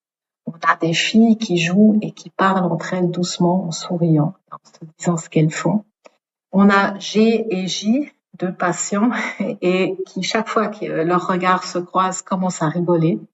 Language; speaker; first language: French; native; French